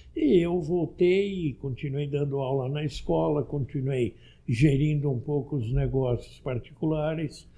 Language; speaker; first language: Portuguese; early bilingual, other home language; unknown